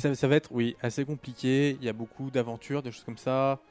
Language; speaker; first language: French; native; French